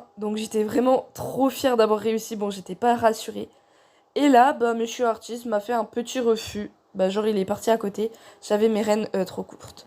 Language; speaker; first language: French; native; French